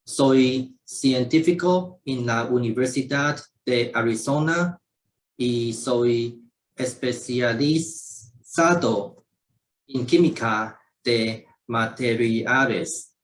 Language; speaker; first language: Spanish; non-native, learner; Chinese